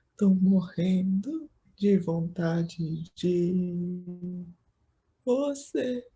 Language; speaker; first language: Portuguese; native; Portuguese